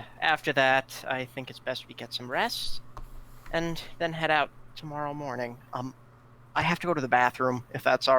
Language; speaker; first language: English; native; English